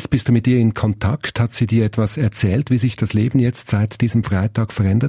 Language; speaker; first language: German; native; German